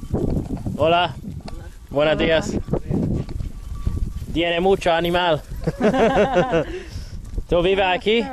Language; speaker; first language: Spanish; non-native, learner; English